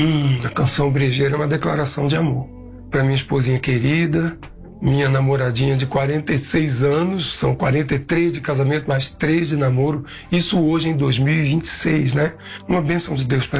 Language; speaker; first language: Portuguese; native; Portuguese